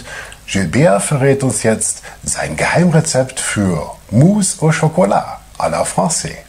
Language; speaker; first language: German; native; German